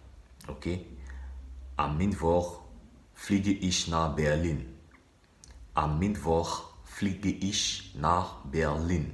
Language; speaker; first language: German; non-native, learner; French